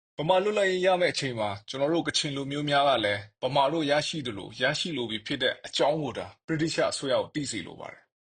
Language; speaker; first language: Burmese; non-native, local second language; Kachin